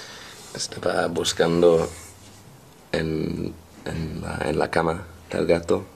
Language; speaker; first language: Spanish; non-native, learner; English